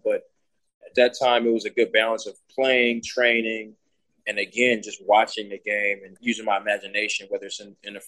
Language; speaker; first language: English; native; English